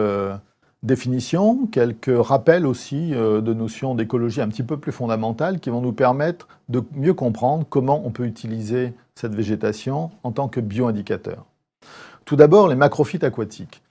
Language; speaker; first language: French; native; French